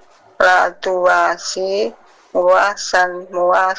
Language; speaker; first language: Arabic; non-native, learner; Indonesian